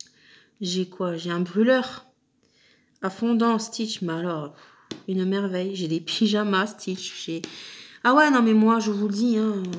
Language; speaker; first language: French; native; French